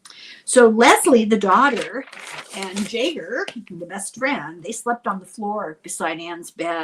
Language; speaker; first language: English; native; English